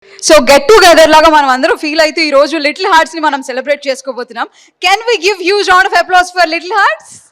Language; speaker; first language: Telugu; native; Telugu